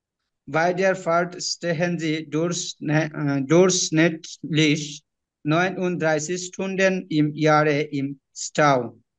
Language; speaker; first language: German; non-native, learner; Bangla